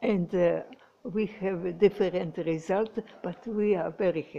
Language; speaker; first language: English; non-native, learner; Croatian